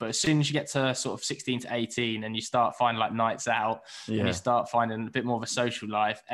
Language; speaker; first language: English; native; English